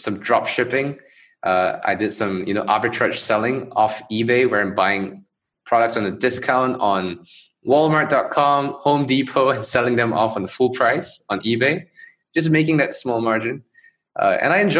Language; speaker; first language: English; non-native, local second language; Chinese